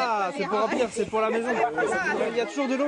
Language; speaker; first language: French; native; French